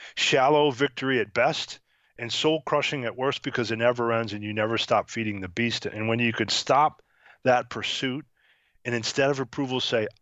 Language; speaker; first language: English; native; English